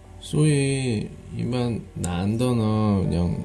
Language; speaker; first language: Chinese; non-native, learner; Korean